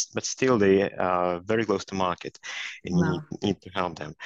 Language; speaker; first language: English; non-native, fluent; Russian